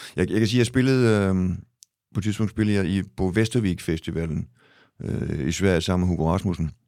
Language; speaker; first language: Danish; early bilingual, other home language; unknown